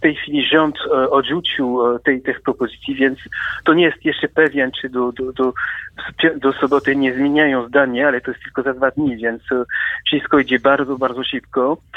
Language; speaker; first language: Polish; non-native, fluent; French